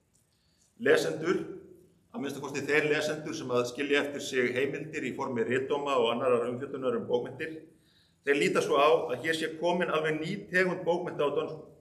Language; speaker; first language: Icelandic; native; Icelandic